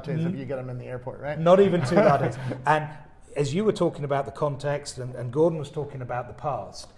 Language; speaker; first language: English; native; English